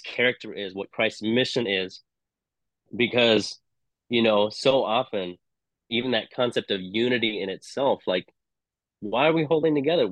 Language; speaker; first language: English; non-native, local second language; Cantonese